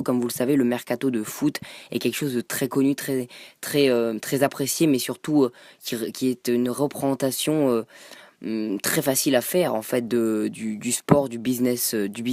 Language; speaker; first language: French; native; French